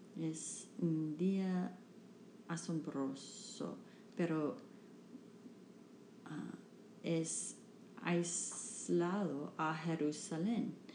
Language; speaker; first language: Spanish; non-native, learner; English